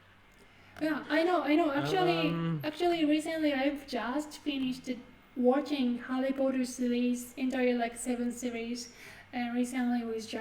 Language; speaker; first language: English; non-native, fluent; Japanese